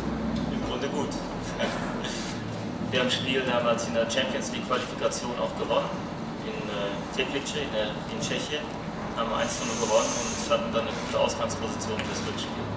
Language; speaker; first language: German; native; German